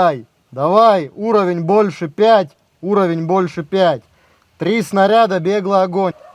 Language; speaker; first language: Russian; native; Russian